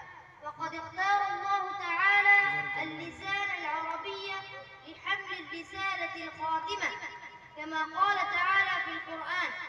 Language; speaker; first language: Arabic; non-native, learner; Urdu